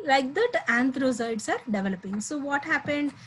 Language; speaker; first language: English; non-native, local second language; Telugu